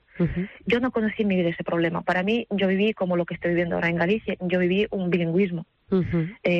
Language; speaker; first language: Spanish; non-native, fluent; Russian